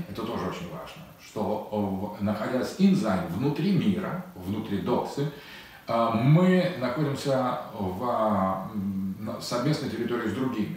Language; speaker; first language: Russian; native; Russian